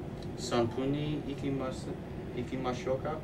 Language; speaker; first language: Japanese; non-native, learner; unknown